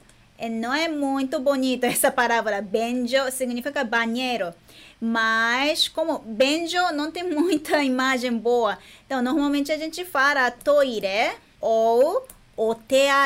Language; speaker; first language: Portuguese; non-native, fluent; Japanese